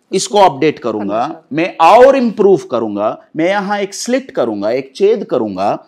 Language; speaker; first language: Hindi; non-native, local second language; Telugu